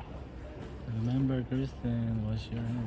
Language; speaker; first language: English; non-native, local second language; Filipino